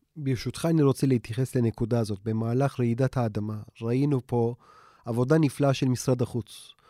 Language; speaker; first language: Hebrew; non-native, fluent; Turkish